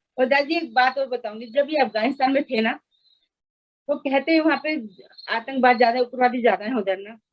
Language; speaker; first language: Hindi; non-native, local second language; Nepali